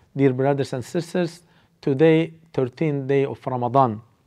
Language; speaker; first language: English; non-native, fluent; Turkish